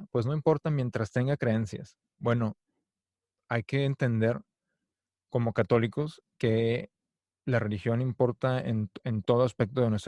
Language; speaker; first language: Spanish; native; Spanish